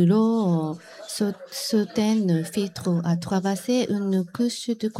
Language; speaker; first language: French; non-native, learner; Japanese